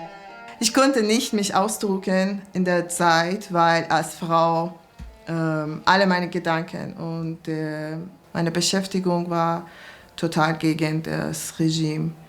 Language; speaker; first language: German; non-native, learner; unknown